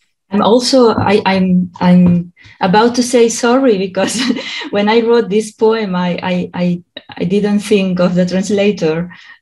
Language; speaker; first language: English; non-native, fluent; Catalan